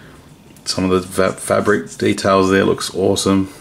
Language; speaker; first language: English; native; English